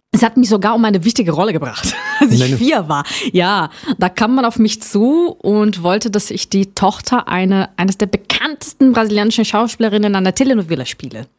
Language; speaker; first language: German; non-native, fluent; Portuguese